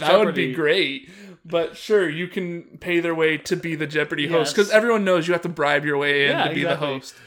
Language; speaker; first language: English; native; English